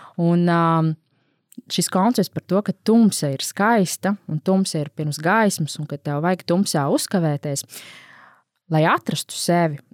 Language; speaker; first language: Latvian; native; Latvian